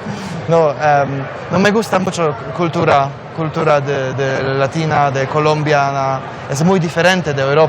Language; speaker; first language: Spanish; non-native, learner; Polish